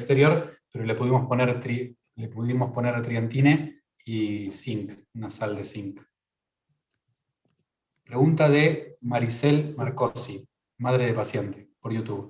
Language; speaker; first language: Spanish; native; Spanish